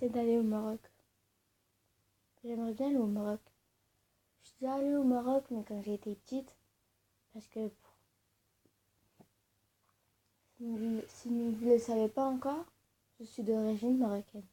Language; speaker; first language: French; early bilingual, other home language; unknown